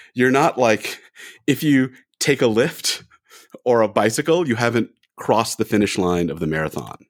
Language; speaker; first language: English; native; English